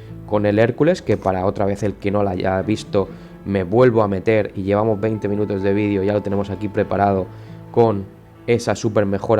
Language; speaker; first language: Spanish; native; Spanish